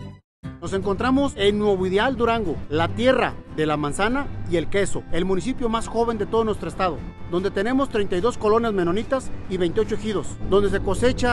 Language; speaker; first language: Spanish; native; Spanish